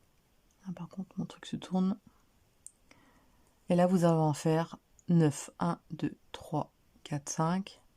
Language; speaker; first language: French; native; French